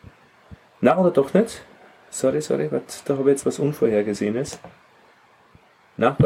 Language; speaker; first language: German; native; German